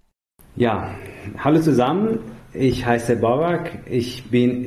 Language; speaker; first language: German; non-native, fluent; Persian